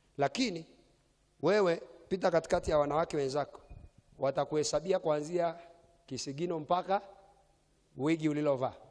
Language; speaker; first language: Swahili; native; Swahili